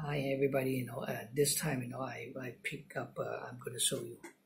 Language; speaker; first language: English; non-native, local second language; Cantonese